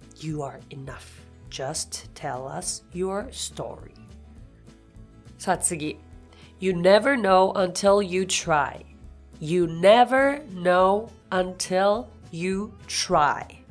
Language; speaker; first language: English; non-native, fluent; Japanese